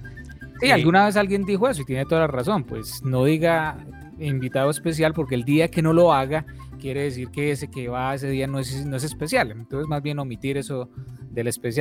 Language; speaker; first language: Spanish; native; Spanish